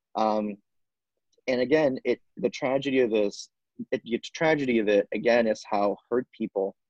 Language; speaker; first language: English; non-native, fluent; Spanish